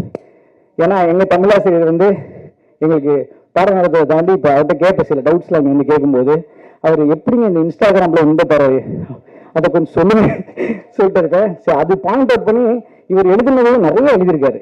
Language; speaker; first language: Tamil; native; Tamil